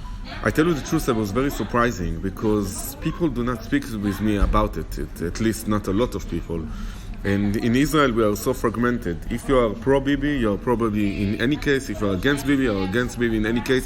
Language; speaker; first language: English; non-native, fluent; Hebrew